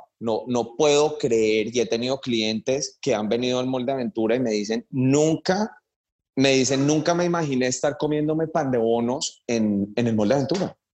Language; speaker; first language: Spanish; early bilingual, heritage; Spanish